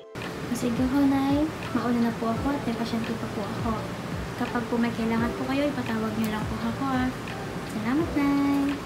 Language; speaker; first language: Filipino; native; Filipino